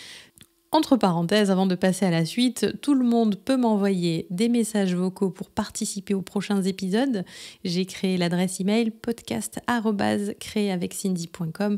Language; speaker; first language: French; native; French